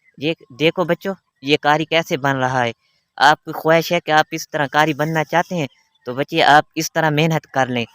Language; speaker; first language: Urdu; non-native, local second language; Baluchi